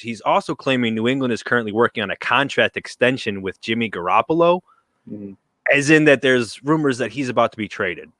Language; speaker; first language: English; native; English